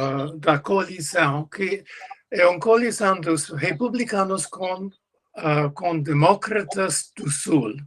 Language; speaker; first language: Portuguese; non-native, learner; English